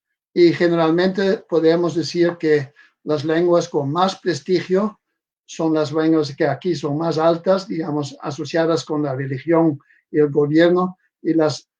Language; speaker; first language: Spanish; non-native, fluent; Dutch